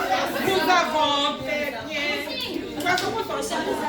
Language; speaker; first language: French; non-native, learner; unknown